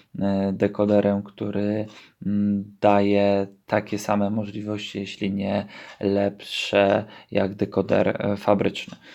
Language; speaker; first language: Polish; native; Polish